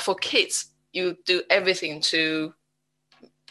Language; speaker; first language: English; non-native, fluent; Chinese